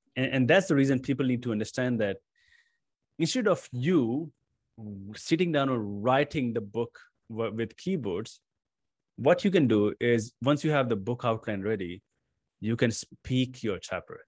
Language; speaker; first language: English; non-native, local second language; Hindi